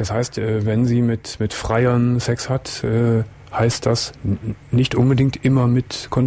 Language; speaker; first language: German; native; German